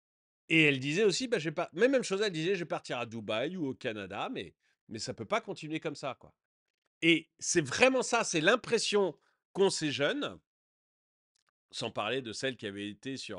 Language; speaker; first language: French; native; French